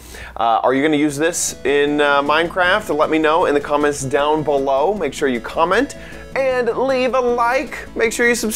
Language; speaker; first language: English; native; English